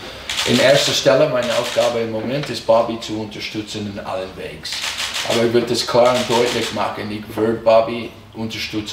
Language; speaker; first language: German; non-native, fluent; English